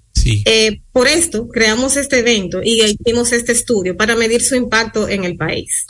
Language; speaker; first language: Spanish; native; Spanish